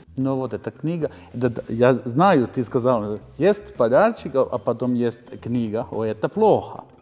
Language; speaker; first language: Russian; non-native, learner; Finnish